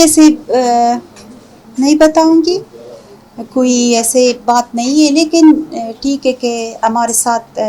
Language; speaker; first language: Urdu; non-native, fluent; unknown